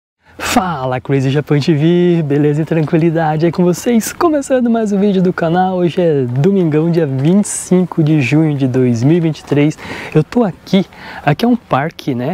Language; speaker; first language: Portuguese; native; Portuguese